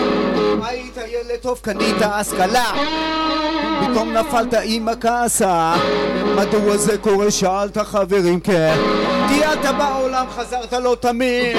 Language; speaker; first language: Hebrew; native; Hebrew